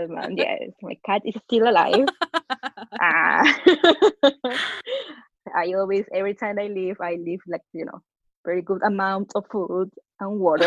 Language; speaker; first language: English; non-native, fluent; Spanish